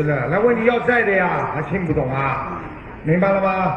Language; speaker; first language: Chinese; native; Chinese